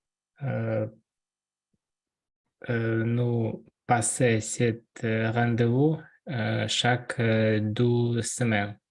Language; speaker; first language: French; non-native, learner; Russian